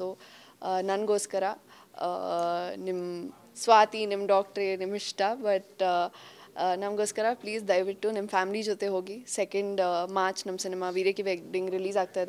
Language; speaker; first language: Kannada; non-native, local second language; Hindi